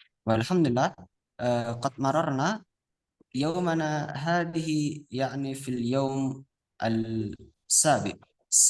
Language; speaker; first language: Arabic; non-native, fluent; Indonesian